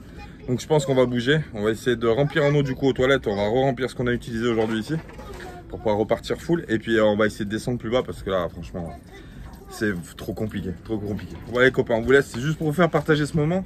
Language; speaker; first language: French; native; French